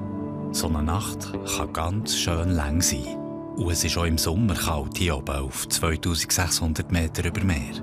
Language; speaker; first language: German; native; German